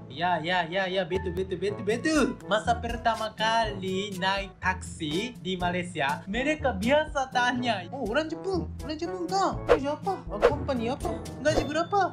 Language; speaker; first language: Malay; non-native, learner; Japanese